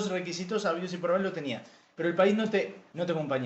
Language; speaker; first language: Spanish; native; Spanish